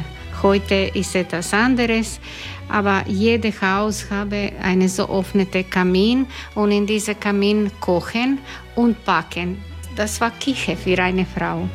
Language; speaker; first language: German; non-native, learner; Croatian